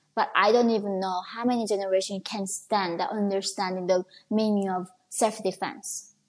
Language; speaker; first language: English; non-native, fluent; Korean